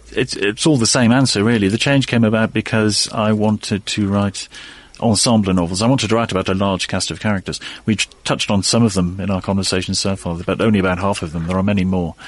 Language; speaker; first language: English; native; English